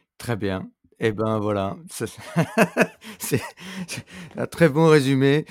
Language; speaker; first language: French; native; French